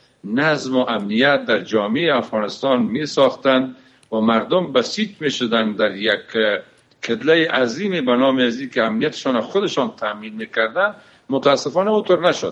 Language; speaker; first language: Persian; native; Persian